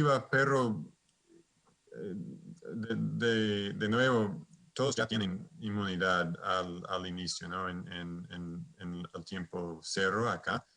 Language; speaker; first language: Spanish; non-native, fluent; English